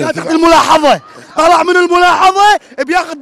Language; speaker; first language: Arabic; native; Arabic